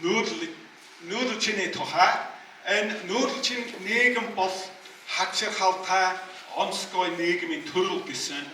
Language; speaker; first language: Mongolian; non-native, learner; English